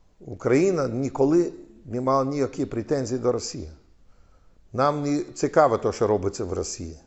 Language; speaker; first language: Ukrainian; non-native, learner; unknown